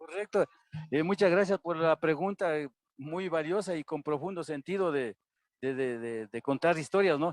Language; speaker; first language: Spanish; native; Spanish